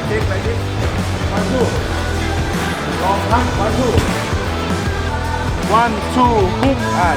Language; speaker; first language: English; non-native, learner; Thai